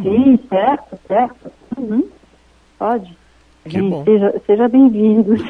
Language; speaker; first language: Portuguese; non-native, fluent; French